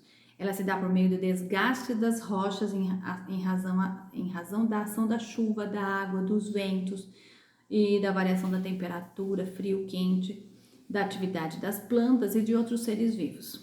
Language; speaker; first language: Portuguese; native; Portuguese